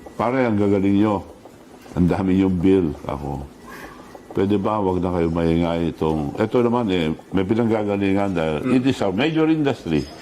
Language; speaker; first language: Filipino; non-native, local second language; Iloko